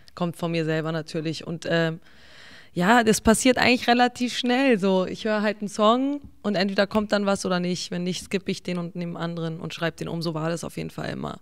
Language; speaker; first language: German; early bilingual, other home language; English